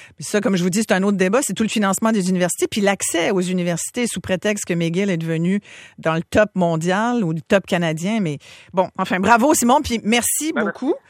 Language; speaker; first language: French; native; French